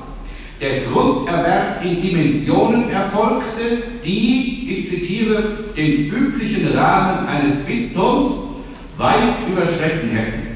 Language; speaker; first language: German; native; German